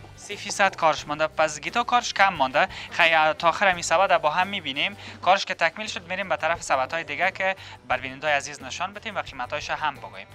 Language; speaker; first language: Persian; native; Persian